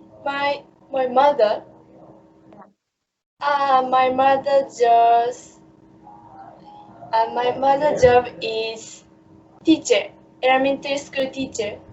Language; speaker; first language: English; non-native, learner; Japanese